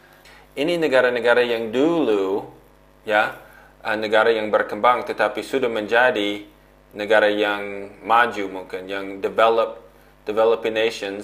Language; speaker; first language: Indonesian; non-native, fluent; English